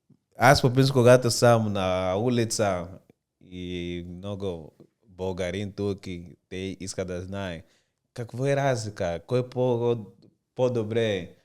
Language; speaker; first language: Bulgarian; non-native, learner; Portuguese